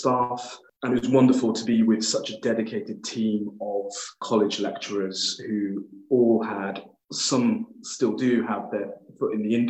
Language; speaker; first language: English; native; English